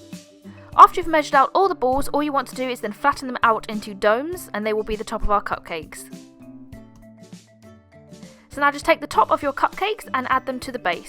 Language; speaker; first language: English; native; English